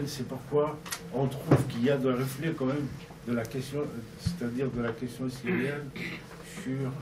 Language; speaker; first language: French; non-native, fluent; Arabic